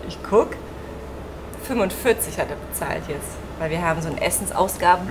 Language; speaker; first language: German; native; German